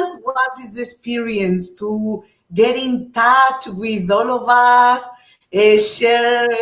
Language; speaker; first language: English; non-native, fluent; Portuguese